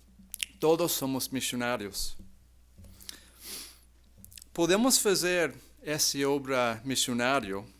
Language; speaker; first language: Portuguese; non-native, fluent; English